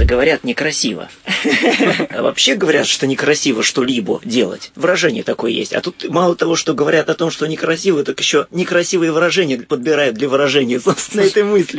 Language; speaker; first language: Russian; native; Russian